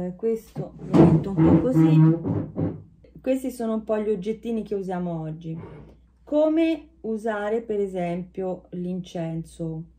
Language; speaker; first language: Italian; early bilingual, heritage; Italian